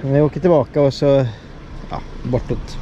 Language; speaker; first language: Swedish; native; Swedish